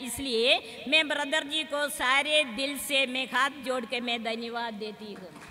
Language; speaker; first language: Hindi; non-native, local second language; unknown